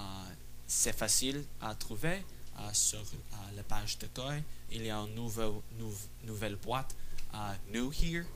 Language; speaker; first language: French; non-native, fluent; English